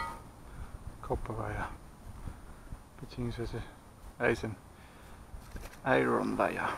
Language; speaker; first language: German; native; German